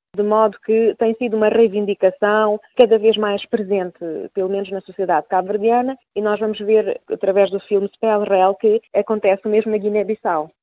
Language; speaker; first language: Portuguese; native; Portuguese